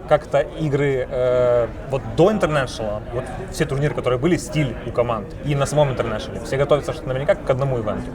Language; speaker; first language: Russian; native; Russian